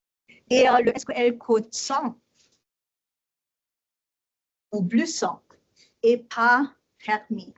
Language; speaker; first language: French; non-native, learner; German